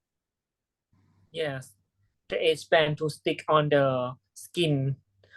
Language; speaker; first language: English; non-native, learner; Thai